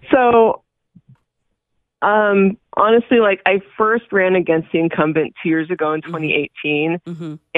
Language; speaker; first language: English; early bilingual, other home language; Hebrew